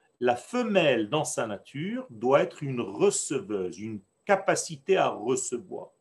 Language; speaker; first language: French; non-native, fluent; Hebrew